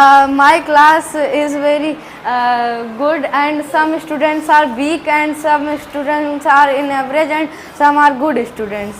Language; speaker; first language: English; non-native, learner; Hindi